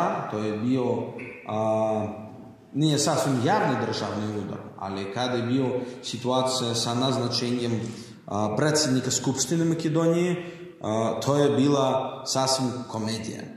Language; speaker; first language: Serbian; non-native, learner; Russian